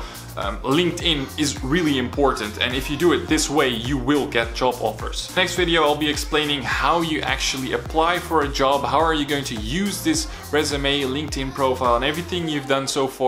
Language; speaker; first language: English; non-native, fluent; Dutch